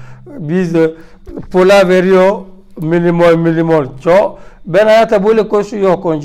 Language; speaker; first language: Turkish; non-native, learner; French